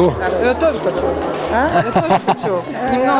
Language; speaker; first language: Russian; non-native, learner; Latvian